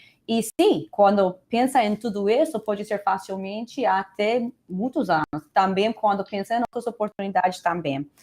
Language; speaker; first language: Portuguese; non-native, fluent; Spanish